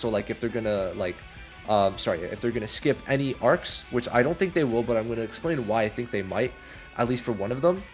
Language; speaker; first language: English; native; English